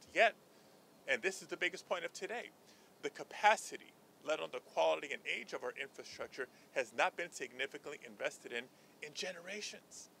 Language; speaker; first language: English; early bilingual, other home language; Spanish